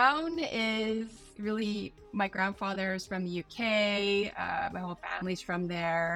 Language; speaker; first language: English; native; English